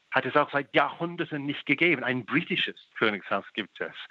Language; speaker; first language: German; non-native, fluent; English